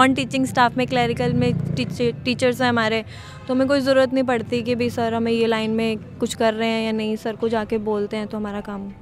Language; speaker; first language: Hindi; native; Hindi